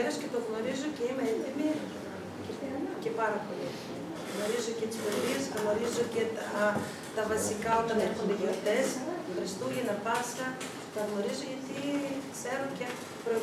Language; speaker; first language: Greek; early bilingual, other home language; Russian